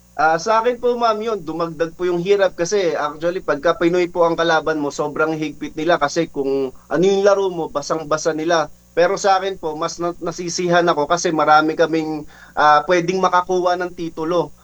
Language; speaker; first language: Filipino; native; Filipino